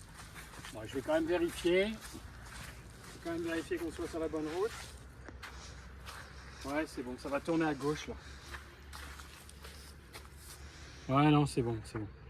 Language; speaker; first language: French; native; French